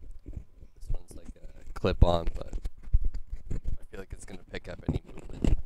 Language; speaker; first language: English; native; English